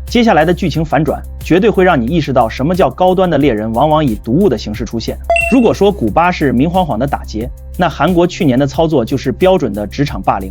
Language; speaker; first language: Chinese; native; Chinese